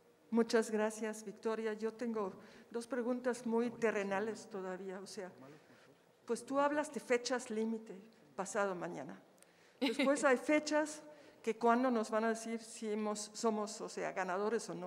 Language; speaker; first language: Spanish; native; Spanish